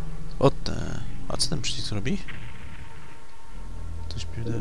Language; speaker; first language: Polish; native; Polish